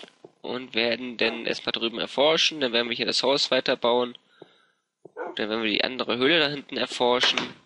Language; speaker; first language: German; native; German